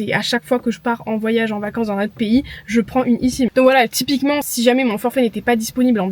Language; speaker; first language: French; native; French